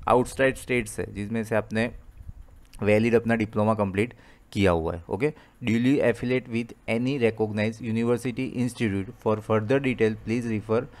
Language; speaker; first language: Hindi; non-native, local second language; Gujarati